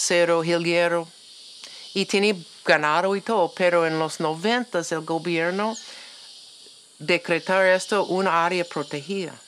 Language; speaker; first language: Spanish; non-native, learner; English